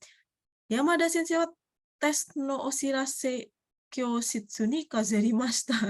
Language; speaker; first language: Japanese; non-native, fluent; Indonesian